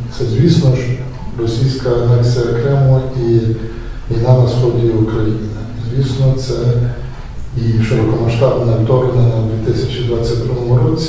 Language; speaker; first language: Ukrainian; native; Ukrainian